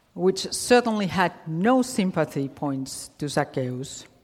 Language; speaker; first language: English; non-native, fluent; Finnish